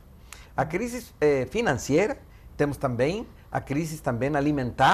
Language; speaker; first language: Portuguese; non-native, fluent; Spanish